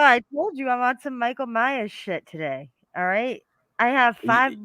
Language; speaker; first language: English; native; English